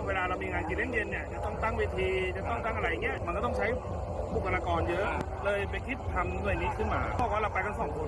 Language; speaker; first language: Thai; native; Thai